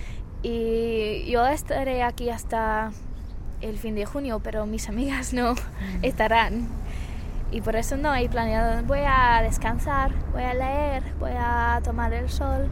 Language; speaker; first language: Spanish; non-native, fluent; English